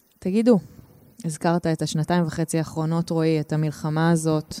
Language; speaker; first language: Hebrew; native; Hebrew